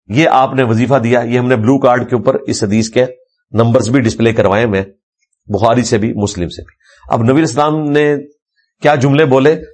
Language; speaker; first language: Urdu; non-native, local second language; Punjabi